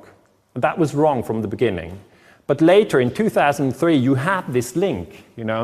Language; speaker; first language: English; non-native, fluent; German